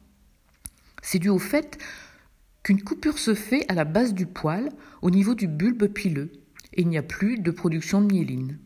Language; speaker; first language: French; native; French